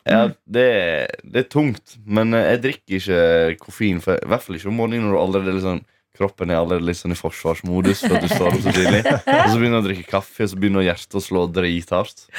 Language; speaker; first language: Norwegian; native; Norwegian